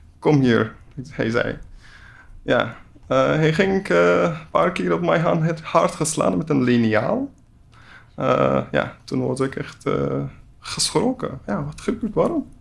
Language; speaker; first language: Dutch; non-native, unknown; Persian